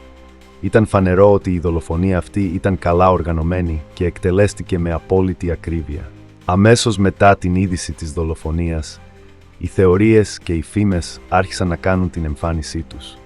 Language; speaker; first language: Greek; native; Greek